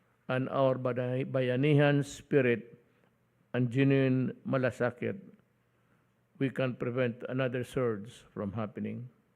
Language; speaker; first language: English; non-native, local second language; Cebuano